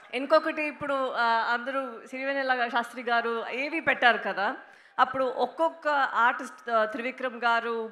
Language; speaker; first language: Telugu; non-native, local second language; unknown